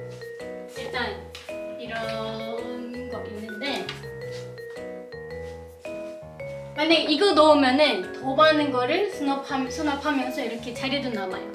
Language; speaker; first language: Korean; non-native, fluent; Turkish